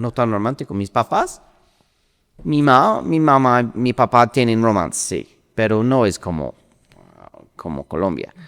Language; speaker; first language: Spanish; non-native, learner; English